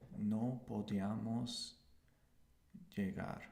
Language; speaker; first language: Spanish; non-native, learner; English